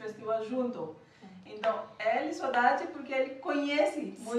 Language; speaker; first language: Portuguese; non-native, learner; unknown